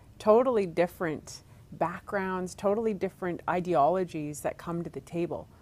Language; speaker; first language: English; native; English